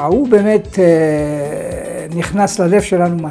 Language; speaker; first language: Hebrew; non-native, fluent; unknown